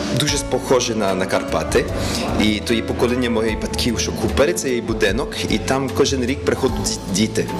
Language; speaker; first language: Ukrainian; early bilingual, heritage; Ukrainian